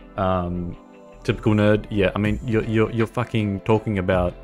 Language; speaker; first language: English; native; English